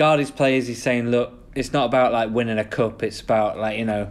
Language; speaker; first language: English; native; English